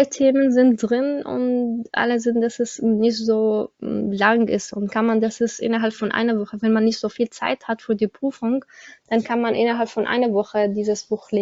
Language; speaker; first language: German; non-native, learner; Arabic